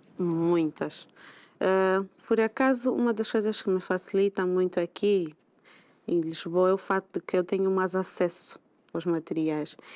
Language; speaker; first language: Portuguese; native; Portuguese